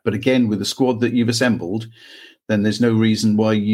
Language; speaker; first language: English; native; English